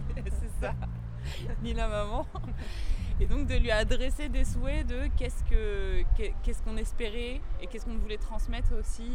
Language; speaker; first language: French; native; French